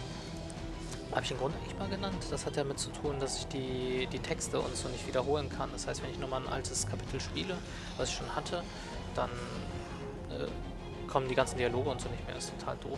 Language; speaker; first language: German; native; German